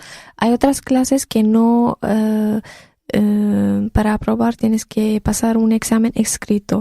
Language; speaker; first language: Spanish; non-native, fluent; Arabic